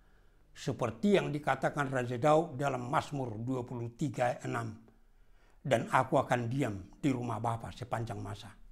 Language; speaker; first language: Indonesian; non-native, local second language; Batak Toba